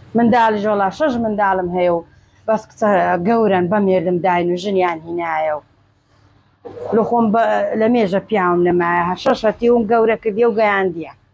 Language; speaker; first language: Central Kurdish; native; Central Kurdish